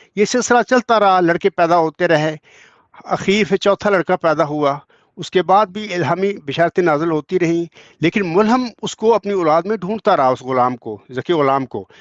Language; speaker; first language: Urdu; non-native, local second language; Punjabi